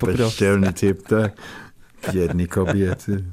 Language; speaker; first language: Polish; non-native, learner; English